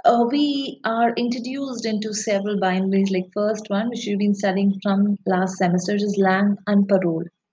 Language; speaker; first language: English; non-native, local second language; Malayalam